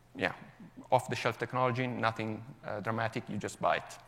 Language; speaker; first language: English; non-native, fluent; Italian